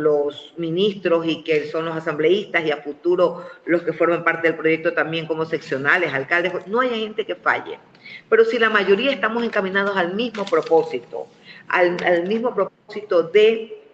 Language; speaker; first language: Spanish; native; Spanish